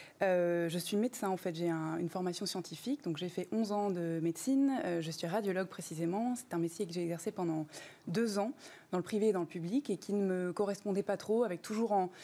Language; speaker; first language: French; native; French